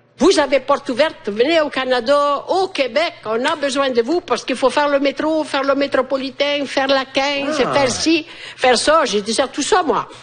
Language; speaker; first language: French; non-native, fluent; Italian